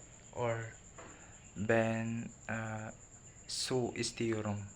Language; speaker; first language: Turkish; non-native, learner; Filipino